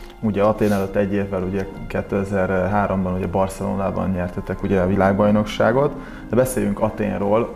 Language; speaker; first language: Hungarian; native; Hungarian